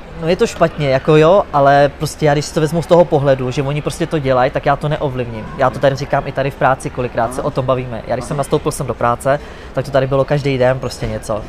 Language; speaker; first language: Czech; native; Czech